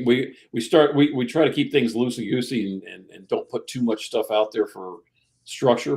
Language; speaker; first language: English; native; English